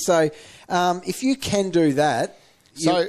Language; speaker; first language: English; native; English